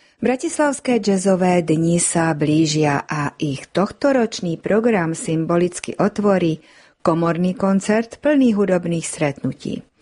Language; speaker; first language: Slovak; early bilingual, heritage; Slovak